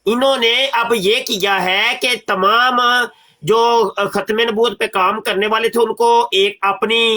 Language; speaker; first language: Urdu; non-native, local second language; Punjabi